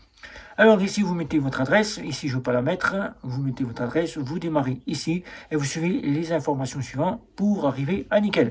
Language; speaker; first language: French; native; French